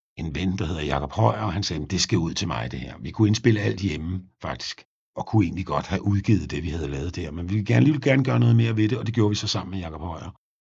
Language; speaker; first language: Danish; native; Danish